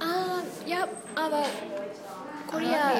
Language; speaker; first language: German; non-native, learner; Japanese